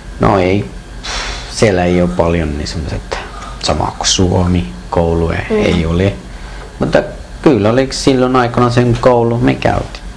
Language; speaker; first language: Finnish; non-native, learner; Persian